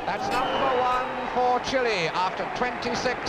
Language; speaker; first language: English; native; English